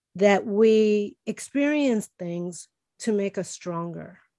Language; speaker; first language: English; early bilingual, other home language; Spanish